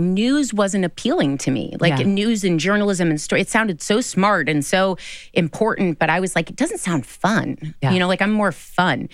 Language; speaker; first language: English; native; English